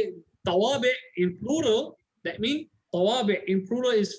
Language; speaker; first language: English; non-native, learner; Arabic